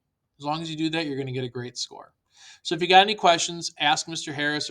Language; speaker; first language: English; native; English